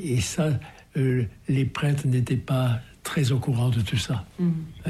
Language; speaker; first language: French; native; French